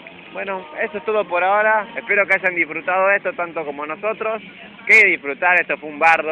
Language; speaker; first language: Spanish; native; Spanish